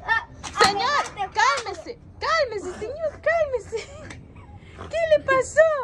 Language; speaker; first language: Spanish; native; Spanish